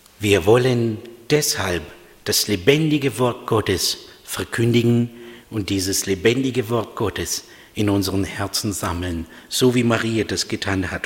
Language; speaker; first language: German; non-native, fluent; Russian